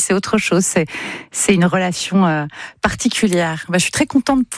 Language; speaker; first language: French; native; French